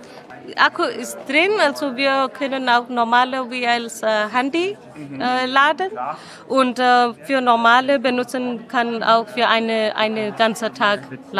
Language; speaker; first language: German; non-native, learner; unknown